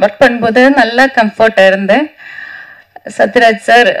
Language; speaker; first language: Tamil; non-native, learner; Malayalam